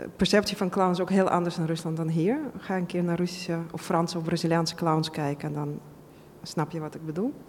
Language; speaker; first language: Dutch; non-native, fluent; Russian